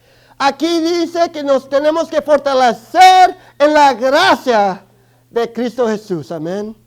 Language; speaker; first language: Spanish; early bilingual, other home language; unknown